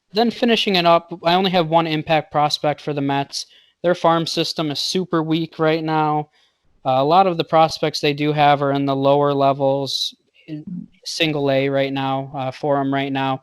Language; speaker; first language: English; native; English